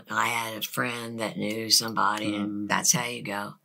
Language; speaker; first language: English; native; English